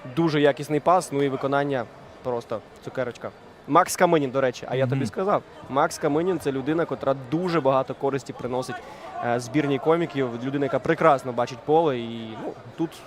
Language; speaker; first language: Ukrainian; native; Ukrainian